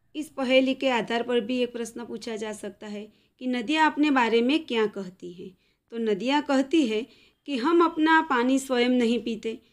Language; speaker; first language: Hindi; non-native, local second language; Gujarati